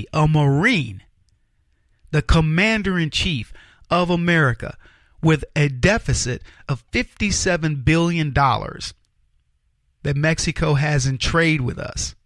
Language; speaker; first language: English; native; English